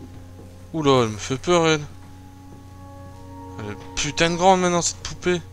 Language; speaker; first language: French; native; French